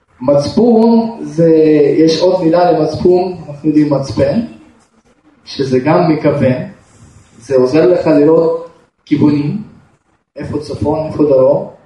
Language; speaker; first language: Hebrew; non-native, fluent; Russian